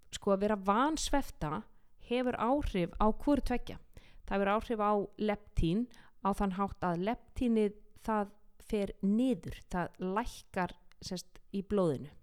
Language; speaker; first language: Icelandic; native; Icelandic